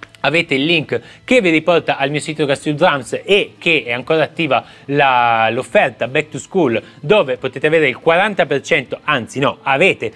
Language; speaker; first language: Italian; native; Italian